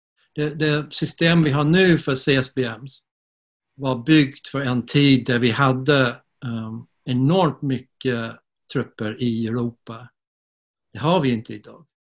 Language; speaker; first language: Swedish; non-native, fluent; English